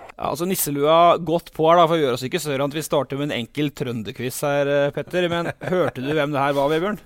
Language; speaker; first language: Norwegian; native; Norwegian